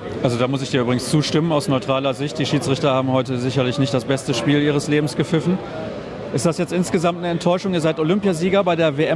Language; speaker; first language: German; native; German